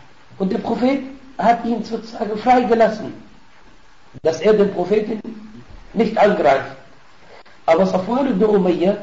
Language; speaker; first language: German; non-native, fluent; Arabic